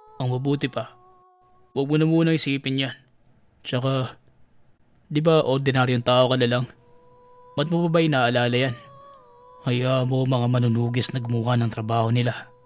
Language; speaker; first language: Filipino; native; Filipino